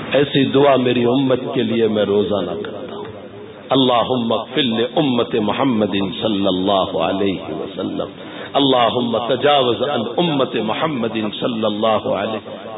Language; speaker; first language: Urdu; non-native, local second language; Gujarati